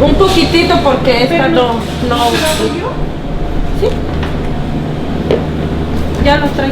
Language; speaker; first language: Spanish; native; Spanish